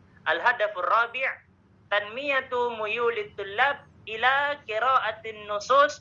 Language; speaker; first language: Arabic; non-native, learner; Indonesian